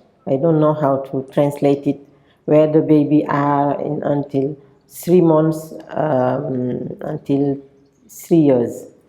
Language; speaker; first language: English; non-native, local second language; French